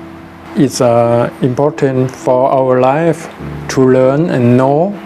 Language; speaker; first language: English; non-native, learner; Thai